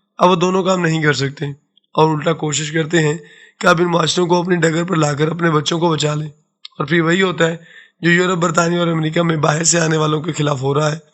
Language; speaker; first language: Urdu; non-native, local second language; Saraiki